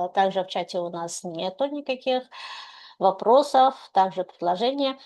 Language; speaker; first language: Russian; non-native, local second language; Kazakh